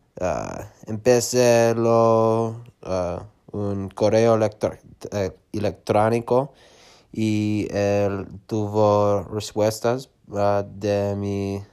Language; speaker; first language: Spanish; non-native, learner; English